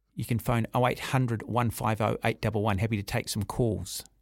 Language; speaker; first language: English; native; English